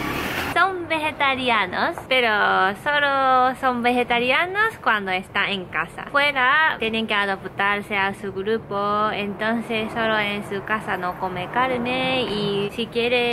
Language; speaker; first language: Spanish; non-native, learner; Japanese